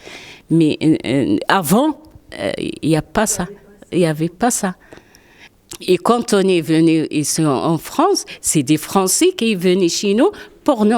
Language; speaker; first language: French; non-native, learner; Arabic